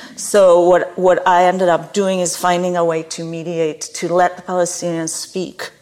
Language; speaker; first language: English; non-native, fluent; Hebrew